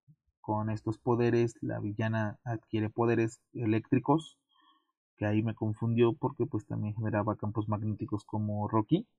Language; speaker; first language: Spanish; native; Spanish